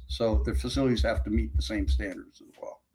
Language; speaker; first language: English; native; English